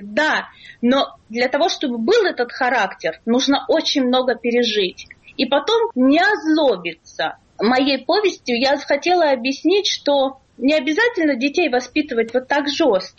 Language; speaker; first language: Russian; native; Russian